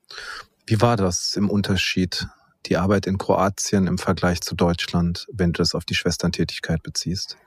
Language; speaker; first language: German; native; German